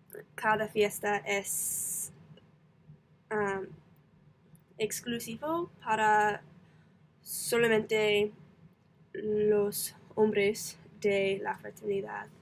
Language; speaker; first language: Spanish; non-native, learner; English